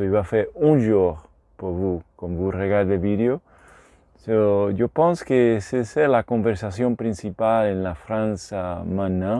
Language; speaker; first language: French; non-native, learner; Spanish